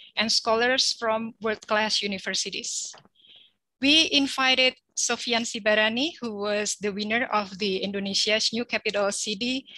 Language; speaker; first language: English; non-native, fluent; Indonesian